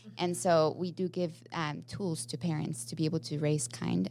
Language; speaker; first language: English; non-native, fluent; Spanish